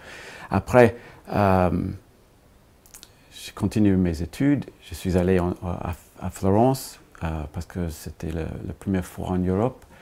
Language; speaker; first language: French; non-native, fluent; English